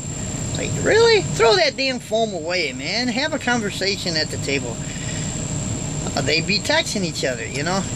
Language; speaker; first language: English; native; English